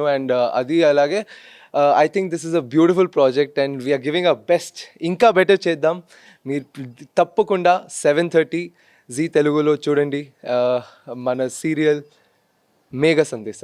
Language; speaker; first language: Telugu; non-native, local second language; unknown